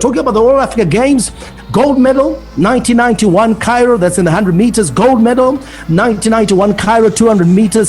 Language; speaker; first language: English; native; English